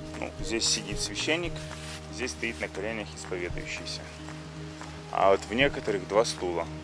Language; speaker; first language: Russian; native; Russian